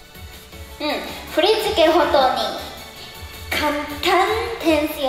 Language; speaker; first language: Japanese; non-native, learner; Korean